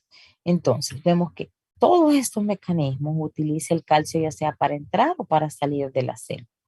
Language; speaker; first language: Spanish; native; Spanish